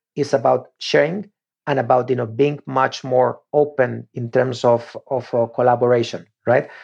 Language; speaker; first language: English; non-native, fluent; Spanish